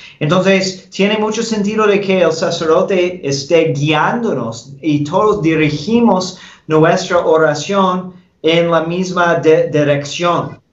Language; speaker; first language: Spanish; non-native, fluent; English